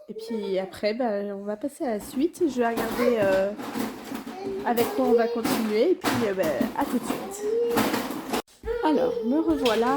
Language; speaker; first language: French; native; French